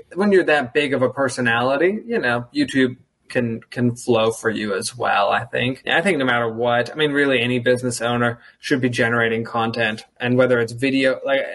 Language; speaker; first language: English; early bilingual, other home language; German